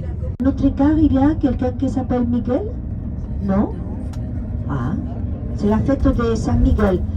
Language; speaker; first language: French; non-native, learner; Spanish